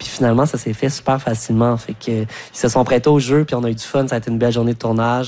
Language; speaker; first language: French; native; French